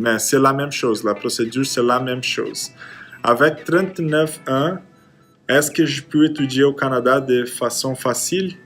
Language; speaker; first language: French; non-native, learner; Portuguese